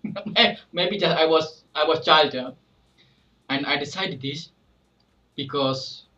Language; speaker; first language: English; non-native, fluent; Indonesian